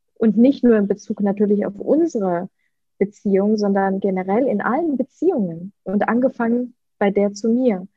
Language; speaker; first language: German; early bilingual, other home language; Russian